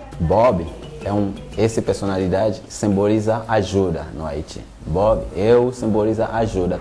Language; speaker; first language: Portuguese; non-native, learner; Haitian Creole